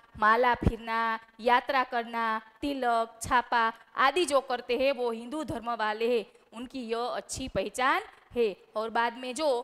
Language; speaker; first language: Hindi; non-native, local second language; Gujarati